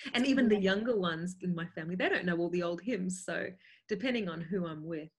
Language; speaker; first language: English; native; English